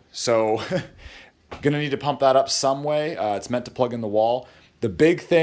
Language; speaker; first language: English; native; English